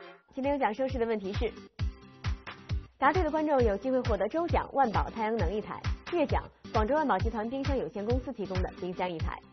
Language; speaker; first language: Chinese; native; Chinese